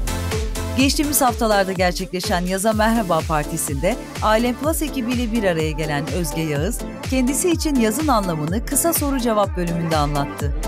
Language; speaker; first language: Turkish; native; Turkish